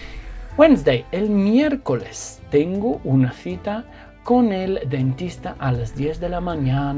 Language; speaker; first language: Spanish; non-native, fluent; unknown